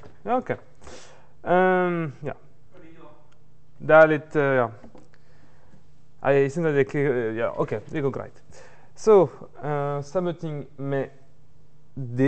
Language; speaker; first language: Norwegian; non-native, learner; French